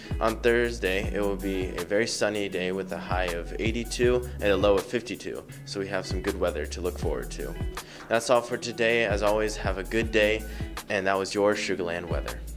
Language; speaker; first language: English; native; English